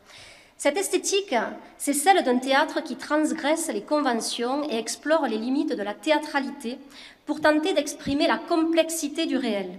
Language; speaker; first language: French; native; French